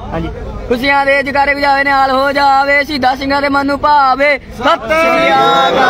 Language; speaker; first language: Punjabi; native; Punjabi